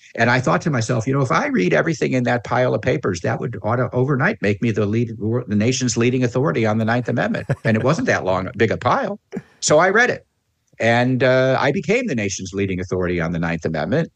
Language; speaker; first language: English; native; English